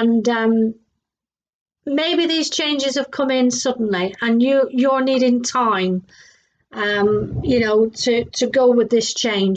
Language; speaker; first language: English; native; English